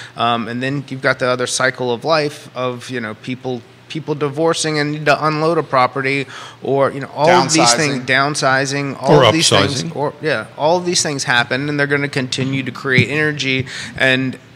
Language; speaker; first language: English; native; English